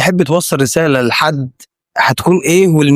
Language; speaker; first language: Arabic; native; Arabic